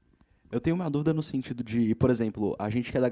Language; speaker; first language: Portuguese; native; Portuguese